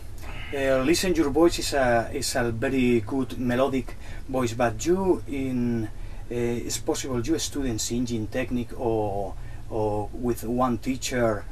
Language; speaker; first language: English; non-native, learner; Spanish